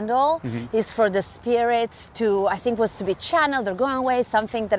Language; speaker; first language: English; non-native, fluent; Italian